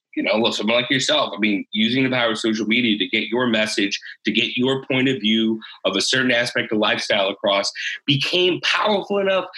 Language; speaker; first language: English; native; English